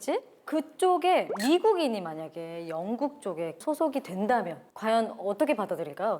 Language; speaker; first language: Korean; native; Korean